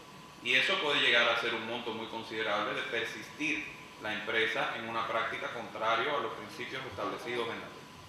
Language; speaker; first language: Spanish; native; Spanish